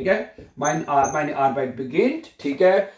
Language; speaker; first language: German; non-native, learner; Urdu